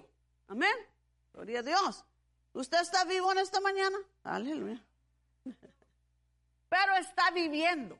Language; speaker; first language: Spanish; early bilingual, heritage; Spanish